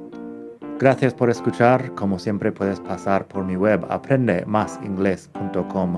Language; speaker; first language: Spanish; non-native, fluent; English